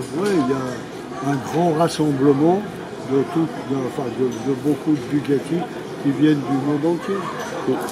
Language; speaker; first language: French; native; French